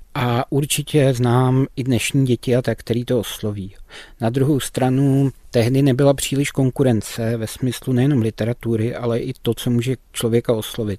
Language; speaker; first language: Czech; native; Czech